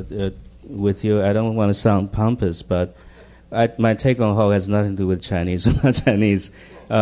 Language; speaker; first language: English; non-native, fluent; Chinese